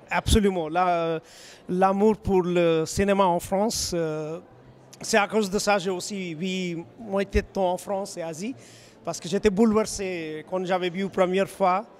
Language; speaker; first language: French; non-native, fluent; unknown